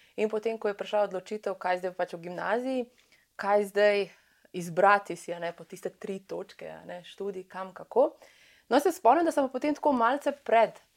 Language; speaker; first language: Slovenian; early bilingual, other home language; Serbian